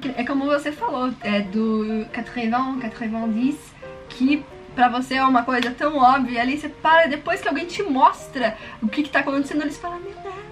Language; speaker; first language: Portuguese; native; Portuguese